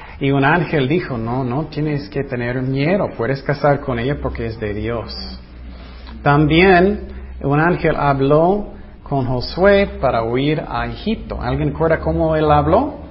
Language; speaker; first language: Spanish; non-native, fluent; English